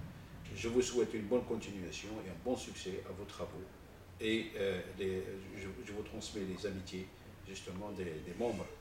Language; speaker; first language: French; non-native, local second language; Arabic